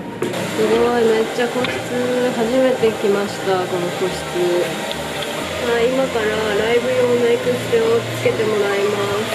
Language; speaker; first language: Japanese; native; Japanese